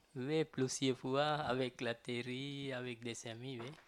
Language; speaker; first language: French; non-native, learner; Tamil